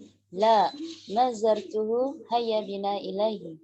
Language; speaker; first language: Arabic; non-native, learner; Indonesian